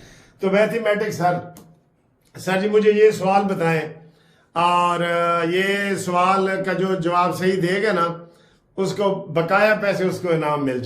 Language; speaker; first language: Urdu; non-native, local second language; Punjabi